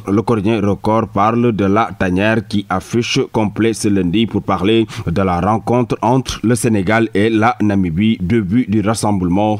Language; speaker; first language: French; non-native, local second language; Wolof